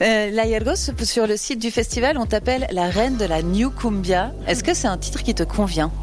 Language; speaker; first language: French; native; French